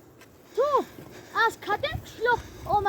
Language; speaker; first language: Persian; non-native, local second language; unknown